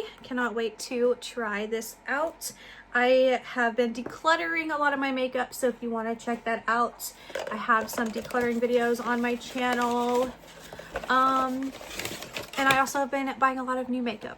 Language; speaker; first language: English; native; English